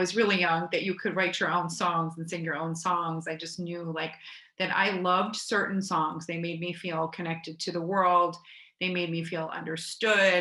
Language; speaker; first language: English; native; English